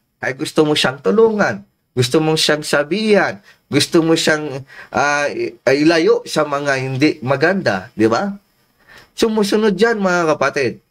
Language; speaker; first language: Filipino; non-native, local second language; Iloko